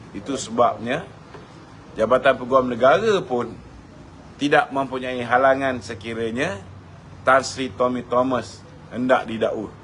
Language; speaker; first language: Malay; native; Malay